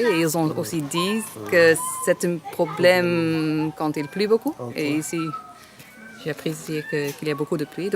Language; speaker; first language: French; non-native, fluent; English